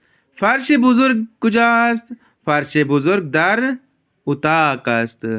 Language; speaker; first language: Persian; non-native, fluent; Urdu